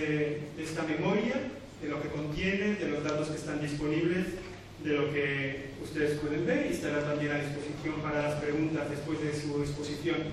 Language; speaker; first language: Spanish; native; Spanish